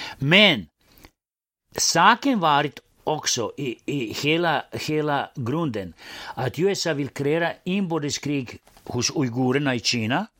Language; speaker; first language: Swedish; non-native, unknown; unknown